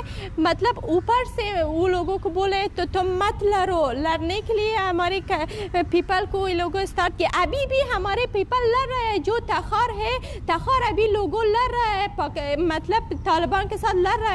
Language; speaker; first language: Hindi; non-native, learner; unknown